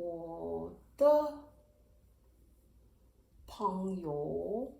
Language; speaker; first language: Chinese; non-native, learner; English